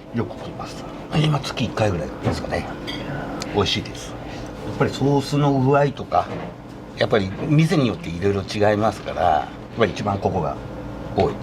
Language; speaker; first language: Japanese; native; Japanese